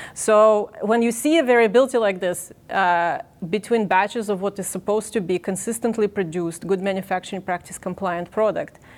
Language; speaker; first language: English; non-native, fluent; Ukrainian